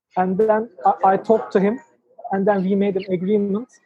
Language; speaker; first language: English; non-native, fluent; Turkish